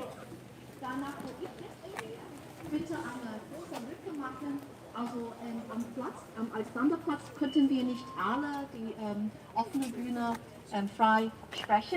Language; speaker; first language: German; non-native, fluent; Cantonese